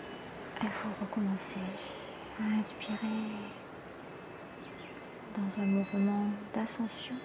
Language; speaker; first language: French; native; French